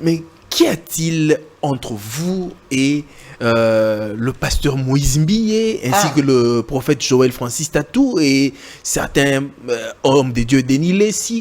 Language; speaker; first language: French; non-native, local second language; Lingala